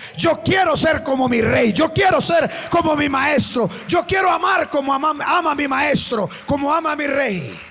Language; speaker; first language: Spanish; native; Spanish